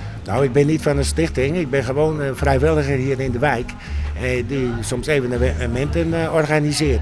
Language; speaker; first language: Dutch; native; Dutch